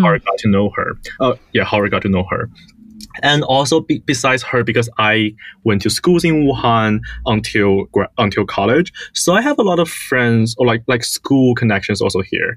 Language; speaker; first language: English; non-native, fluent; Chinese